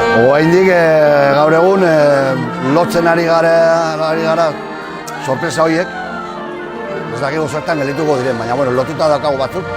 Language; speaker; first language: Basque; non-native, local second language; Spanish